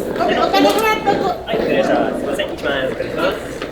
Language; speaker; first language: Japanese; non-native, learner; English